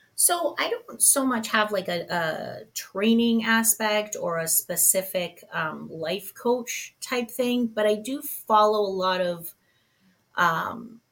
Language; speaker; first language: English; native; English